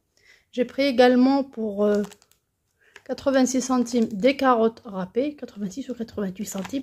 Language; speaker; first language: French; native; French